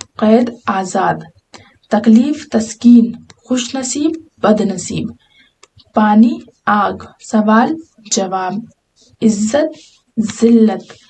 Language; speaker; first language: Urdu; native; Urdu